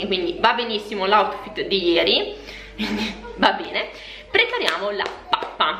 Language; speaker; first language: Italian; native; Italian